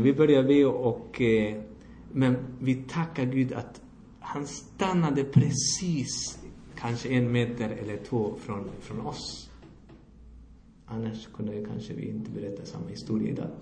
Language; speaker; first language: Swedish; non-native, fluent; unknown